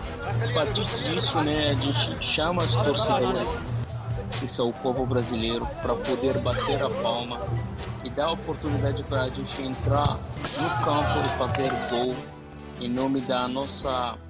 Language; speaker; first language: Portuguese; non-native, fluent; Arabic